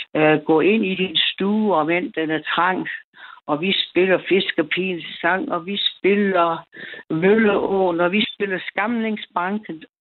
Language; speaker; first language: Danish; native; Danish